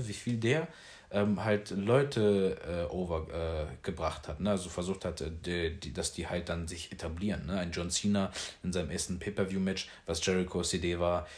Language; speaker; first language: German; native; German